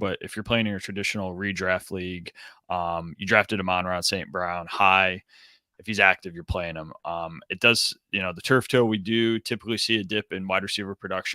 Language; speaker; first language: English; native; English